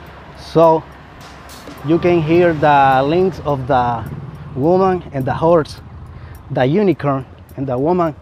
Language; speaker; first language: English; non-native, learner; Spanish